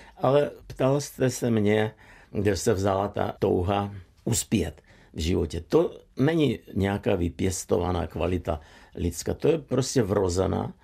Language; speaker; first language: Czech; non-native, fluent; Russian